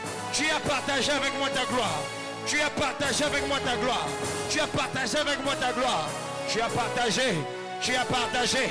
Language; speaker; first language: French; non-native, local second language; Lingala